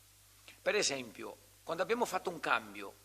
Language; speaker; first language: Italian; non-native, fluent; Portuguese